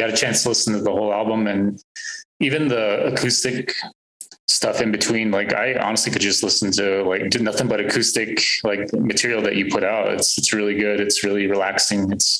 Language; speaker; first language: English; native; English